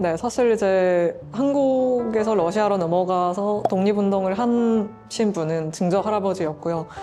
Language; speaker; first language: Korean; early bilingual, heritage; Russian